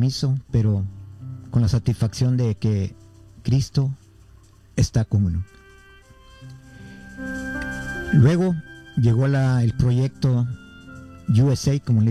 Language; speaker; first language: Spanish; native; Spanish